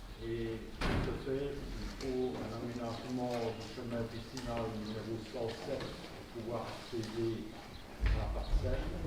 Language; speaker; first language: French; native; French